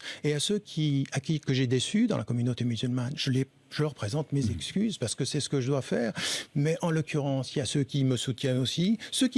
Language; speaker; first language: French; early bilingual, other home language; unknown